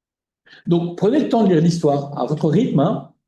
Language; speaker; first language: French; native; French